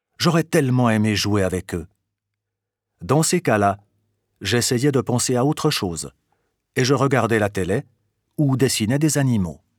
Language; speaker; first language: French; non-native, fluent; Albanian